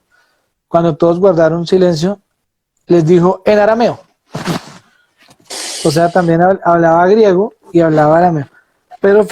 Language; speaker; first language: Spanish; native; Spanish